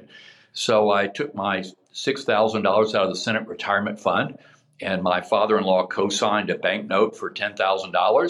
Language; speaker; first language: English; native; English